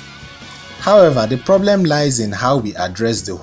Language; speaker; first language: English; non-native, local second language; Igbo